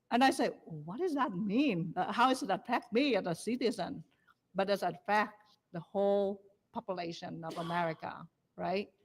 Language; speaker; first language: English; non-native, learner; Vietnamese